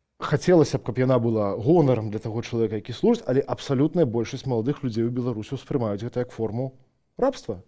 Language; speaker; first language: Belarusian; non-native, local second language; Russian